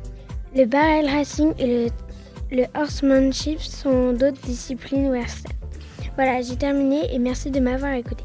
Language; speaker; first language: French; native; French